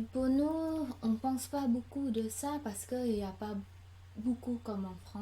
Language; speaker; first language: French; non-native, learner; Khmer